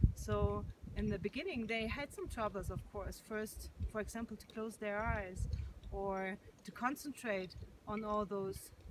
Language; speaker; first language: English; non-native, fluent; German